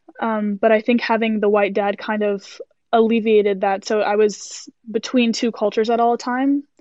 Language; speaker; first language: English; native; English